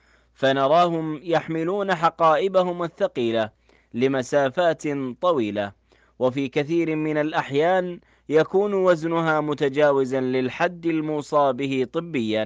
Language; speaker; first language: Arabic; native; Arabic